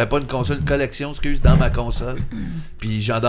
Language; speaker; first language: French; native; French